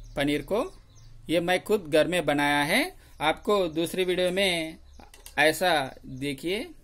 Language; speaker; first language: Hindi; non-native, local second language; Telugu